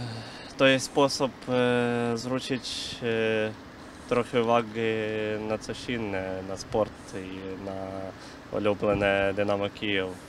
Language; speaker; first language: Polish; non-native, learner; Ukrainian